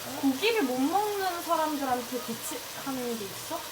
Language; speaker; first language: Korean; non-native, fluent; French